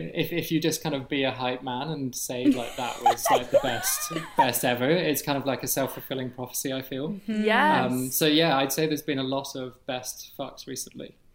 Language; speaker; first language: English; native; English